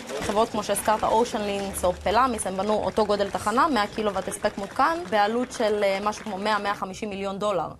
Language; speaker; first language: Hebrew; early bilingual, other home language; Russian